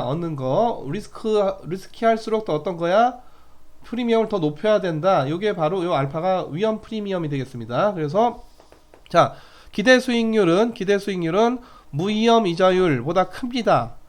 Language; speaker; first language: Korean; native; Korean